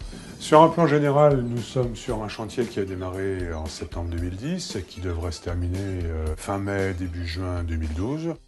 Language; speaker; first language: French; native; French